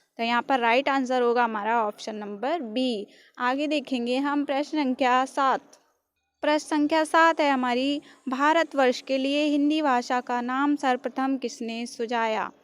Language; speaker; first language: Hindi; native; Hindi